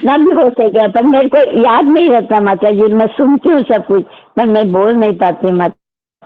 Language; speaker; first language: Hindi; non-native, local second language; Odia